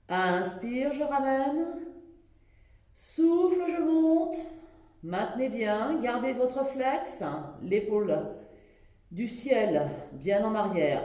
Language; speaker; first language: French; native; French